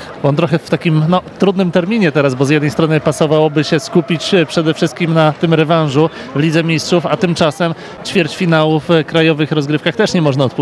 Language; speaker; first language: Polish; native; Polish